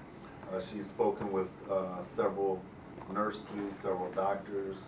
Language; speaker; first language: English; native; English